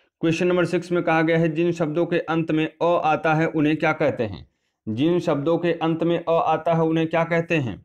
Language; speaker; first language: Hindi; native; Hindi